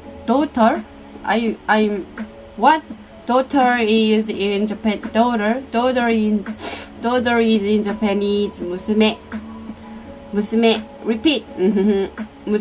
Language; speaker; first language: English; non-native, learner; Korean